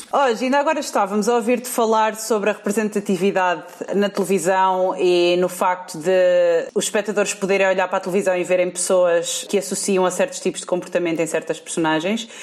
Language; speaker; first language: Portuguese; native; Portuguese